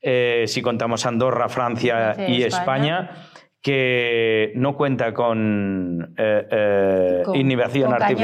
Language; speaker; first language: Spanish; native; Spanish